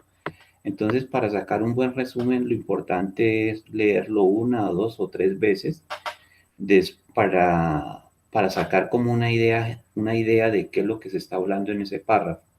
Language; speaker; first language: Spanish; native; Spanish